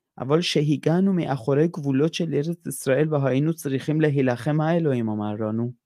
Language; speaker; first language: Hebrew; non-native, fluent; Persian